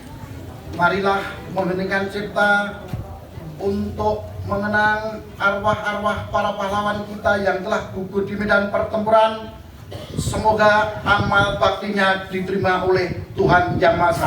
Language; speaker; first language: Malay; non-native, local second language; Javanese